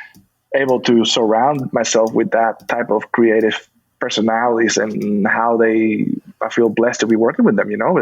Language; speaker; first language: English; non-native, fluent; Spanish